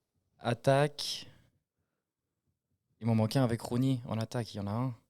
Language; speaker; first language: French; native; French